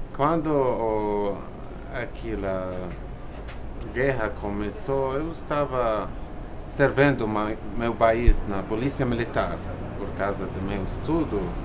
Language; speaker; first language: Portuguese; non-native, fluent; Arabic